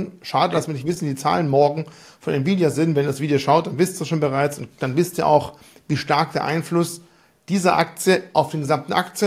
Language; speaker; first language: German; native; German